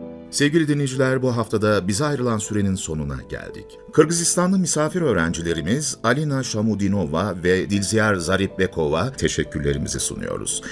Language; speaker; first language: Turkish; native; Turkish